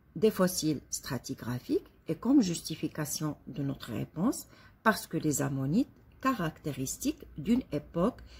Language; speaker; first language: French; non-native, local second language; Arabic